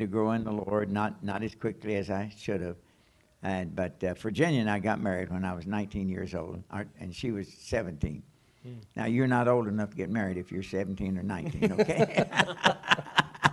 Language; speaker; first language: English; native; English